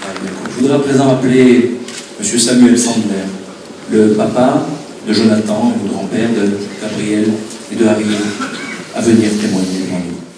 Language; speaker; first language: French; native; French